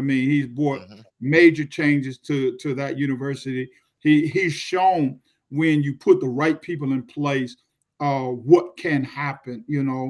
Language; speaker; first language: English; native; English